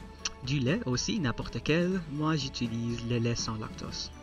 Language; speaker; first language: French; non-native, local second language; English